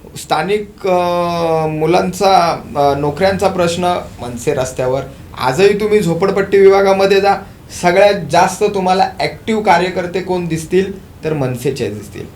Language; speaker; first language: Marathi; native; Marathi